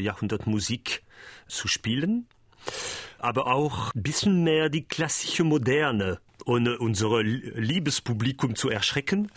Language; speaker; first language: German; non-native, learner; French